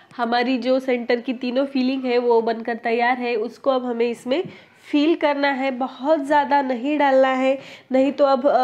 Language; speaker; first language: Hindi; non-native, local second language; Marathi